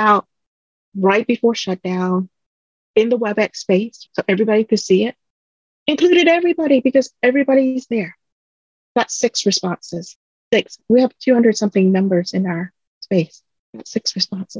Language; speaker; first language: English; early bilingual, other home language; Vietnamese